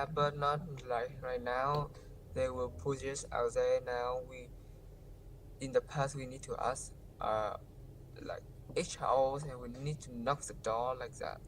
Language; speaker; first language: English; non-native, learner; Vietnamese